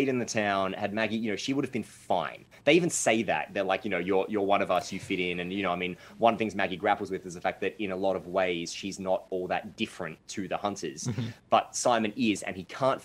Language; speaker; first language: English; native; English